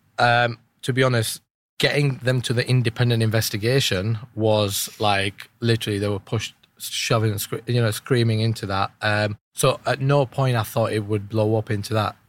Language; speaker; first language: English; early bilingual, other home language; Urdu